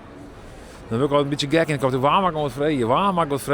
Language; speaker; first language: Dutch; non-native, local second language; Western Frisian